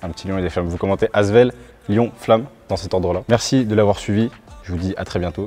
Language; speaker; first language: French; native; French